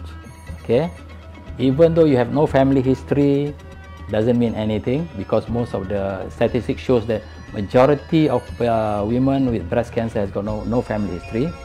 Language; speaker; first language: English; non-native, local second language; Malay